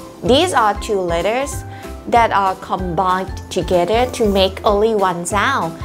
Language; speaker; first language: English; non-native, fluent; Thai